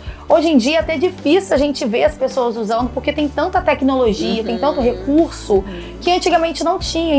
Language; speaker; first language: Portuguese; native; Portuguese